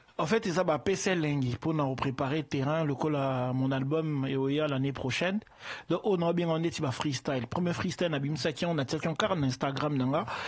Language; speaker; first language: French; early bilingual, other home language; Lingala